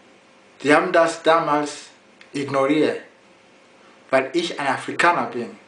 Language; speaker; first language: German; non-native, fluent; Yoruba